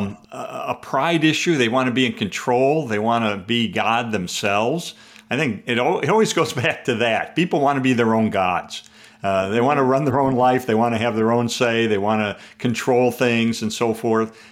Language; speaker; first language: English; native; English